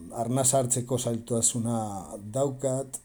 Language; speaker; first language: Basque; non-native, learner; Spanish